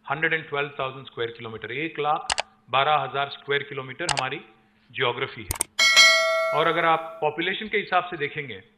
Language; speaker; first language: Hindi; non-native, local second language; Telugu